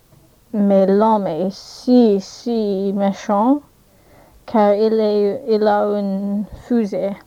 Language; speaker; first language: French; non-native, learner; English